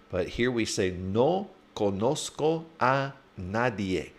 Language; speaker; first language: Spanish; non-native, fluent; English